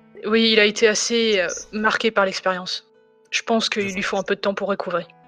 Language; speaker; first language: French; native; French